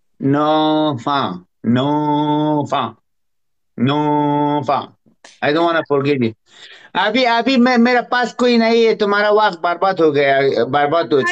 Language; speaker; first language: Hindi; non-native, learner; Persian